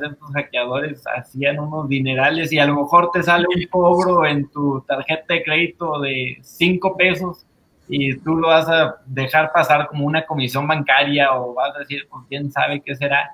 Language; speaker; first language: Spanish; native; Spanish